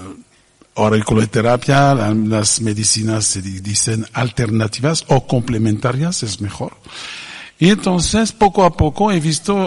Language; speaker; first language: Spanish; non-native, fluent; French